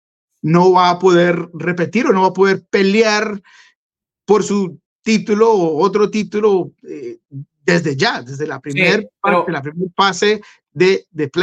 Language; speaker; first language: Spanish; native; Spanish